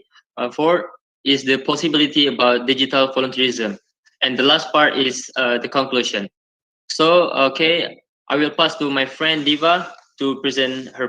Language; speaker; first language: English; non-native, fluent; Indonesian